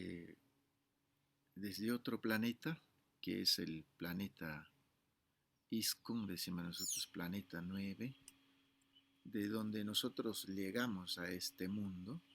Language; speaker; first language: Spanish; non-native, fluent; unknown